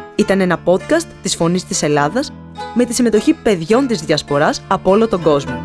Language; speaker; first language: Greek; native; Greek